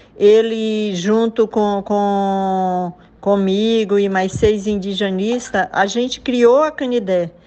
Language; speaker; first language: Portuguese; native; Portuguese